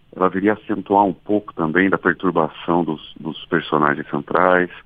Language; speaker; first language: Portuguese; native; Portuguese